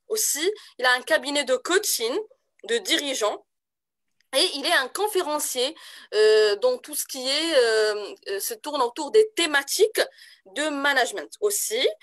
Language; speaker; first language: French; non-native, local second language; Arabic